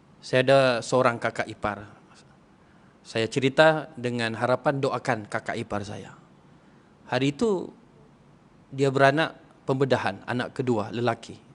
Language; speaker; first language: Malay; non-native, local second language; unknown